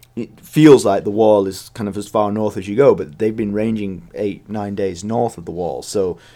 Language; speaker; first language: English; native; English